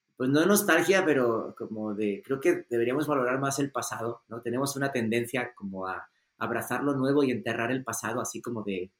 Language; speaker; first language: Spanish; native; Spanish